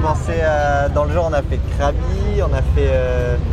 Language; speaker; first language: French; native; French